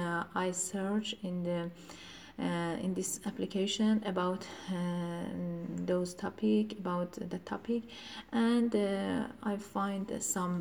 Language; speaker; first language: English; non-native, learner; Persian